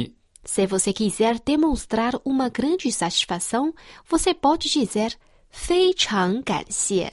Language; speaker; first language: Portuguese; non-native, fluent; Chinese